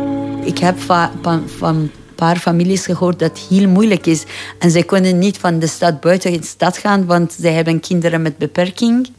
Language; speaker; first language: Dutch; non-native, fluent; Persian